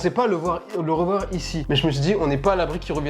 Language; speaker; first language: French; native; French